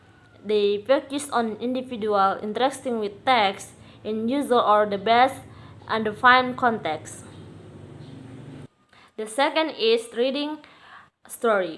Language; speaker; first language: English; non-native, learner; Indonesian